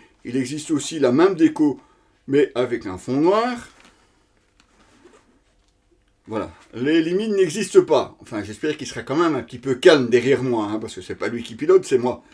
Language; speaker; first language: French; native; French